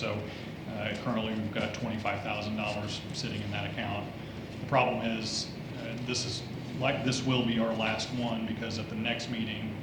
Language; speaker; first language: English; native; English